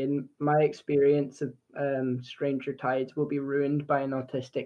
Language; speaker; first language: English; native; English